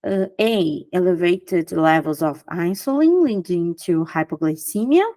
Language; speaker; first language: English; non-native, fluent; Portuguese